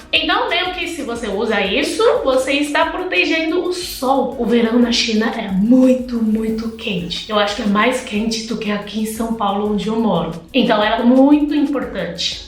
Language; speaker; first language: Portuguese; non-native, fluent; Chinese